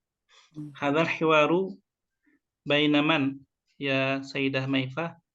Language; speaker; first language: Arabic; non-native, fluent; Indonesian